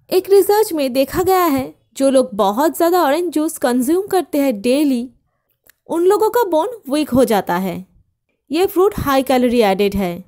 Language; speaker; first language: Hindi; non-native, local second language; Bangla